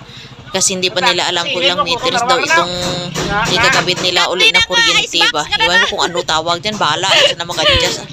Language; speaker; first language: Filipino; non-native, local second language; Cebuano